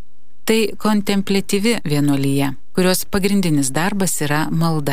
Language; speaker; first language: Lithuanian; native; Lithuanian